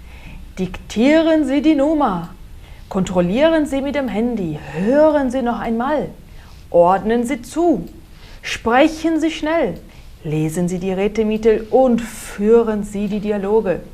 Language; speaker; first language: German; non-native, fluent; Portuguese